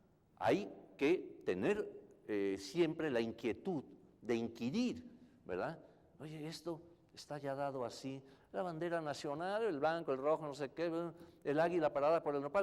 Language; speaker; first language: Spanish; native; Spanish